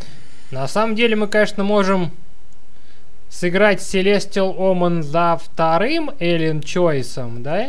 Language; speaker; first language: Russian; native; Russian